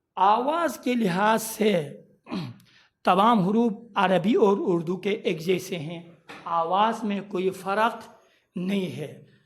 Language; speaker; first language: Urdu; non-native, local second language; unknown